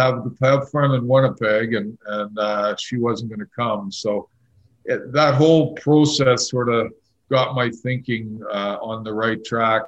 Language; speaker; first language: English; native; English